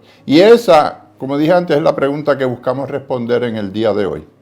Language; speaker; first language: Spanish; native; Spanish